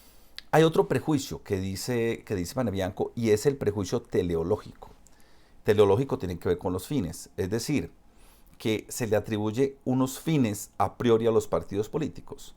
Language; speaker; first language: Spanish; native; Spanish